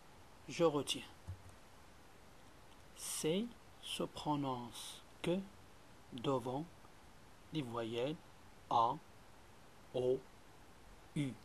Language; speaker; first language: French; non-native, local second language; Arabic